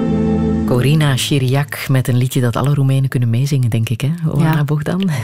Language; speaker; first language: Dutch; native; Dutch